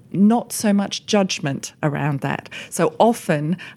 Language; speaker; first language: English; native; English